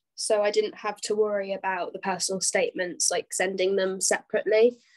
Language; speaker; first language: English; native; English